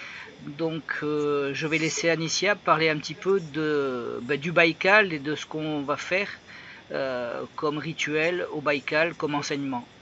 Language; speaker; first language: French; native; French